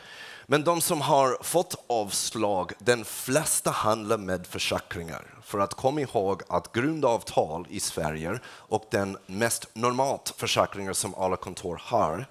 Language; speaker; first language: Swedish; non-native, fluent; English